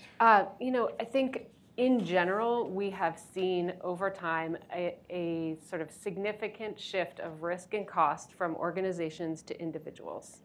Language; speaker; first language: English; native; English